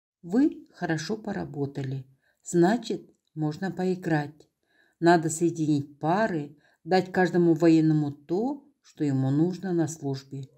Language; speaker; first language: Russian; non-native, local second language; Kazakh